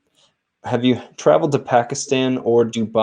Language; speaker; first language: English; native; English